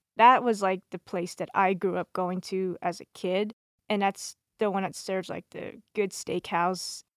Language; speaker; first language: English; native; English